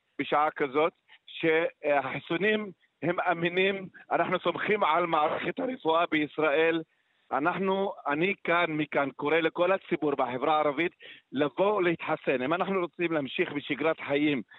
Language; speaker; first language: Hebrew; non-native, local second language; Arabic